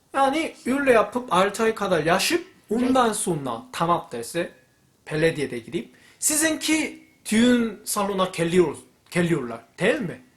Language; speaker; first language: Turkish; non-native, fluent; Korean